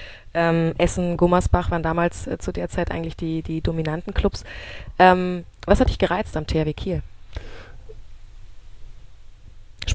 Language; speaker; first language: German; native; German